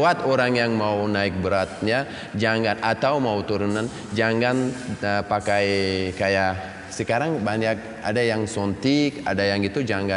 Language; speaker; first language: Indonesian; non-native, learner; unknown